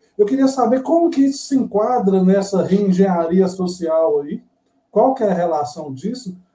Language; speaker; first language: Portuguese; native; Portuguese